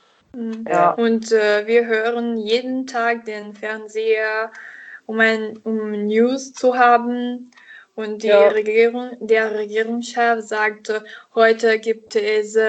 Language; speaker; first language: German; non-native, learner; Italian